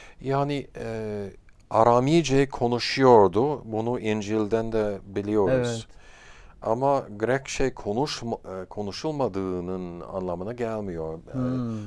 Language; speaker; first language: Turkish; non-native, fluent; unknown